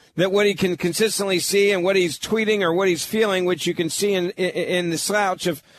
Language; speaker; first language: English; native; English